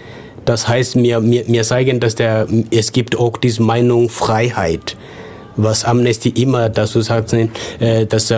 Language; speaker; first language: German; non-native, fluent; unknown